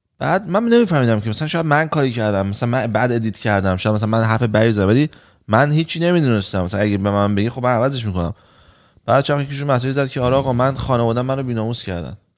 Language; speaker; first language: Persian; native; Persian